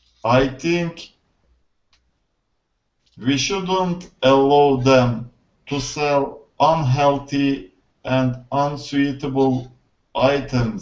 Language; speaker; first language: English; non-native, learner; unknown